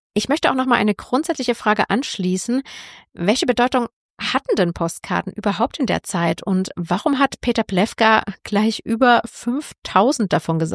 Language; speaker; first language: German; native; German